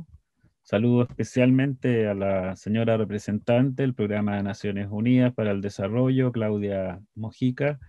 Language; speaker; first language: Spanish; native; Spanish